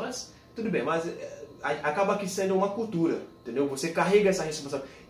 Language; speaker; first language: Portuguese; non-native, fluent; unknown